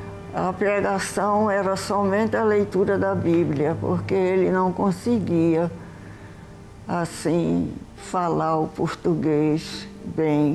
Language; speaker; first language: Portuguese; early bilingual, heritage; Portuguese